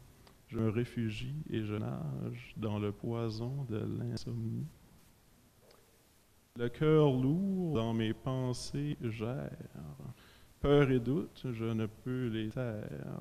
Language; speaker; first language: French; native; French